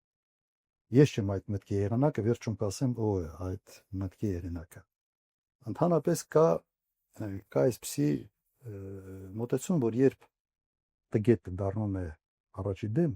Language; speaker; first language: Armenian; native; Armenian